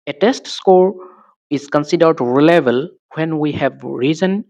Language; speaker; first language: English; non-native, local second language; Assamese